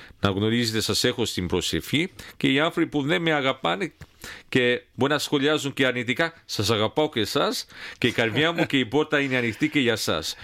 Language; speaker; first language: Greek; early bilingual, heritage; Greek